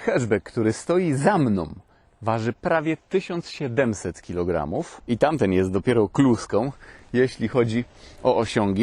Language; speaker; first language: Polish; native; Polish